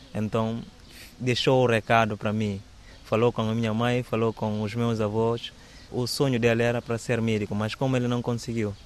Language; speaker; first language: Portuguese; non-native, local second language; Upper Guinea Crioulo